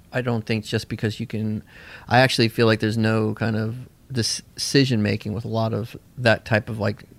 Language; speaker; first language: English; native; English